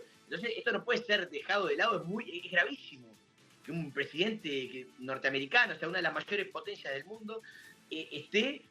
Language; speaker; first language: Spanish; native; Spanish